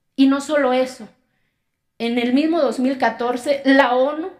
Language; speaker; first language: Spanish; non-native, local second language; Zapotec